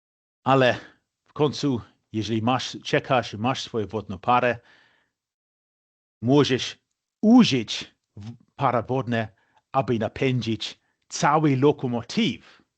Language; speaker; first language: Polish; non-native, fluent; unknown